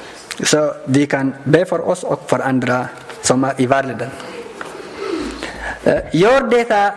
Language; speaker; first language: Swedish; non-native, learner; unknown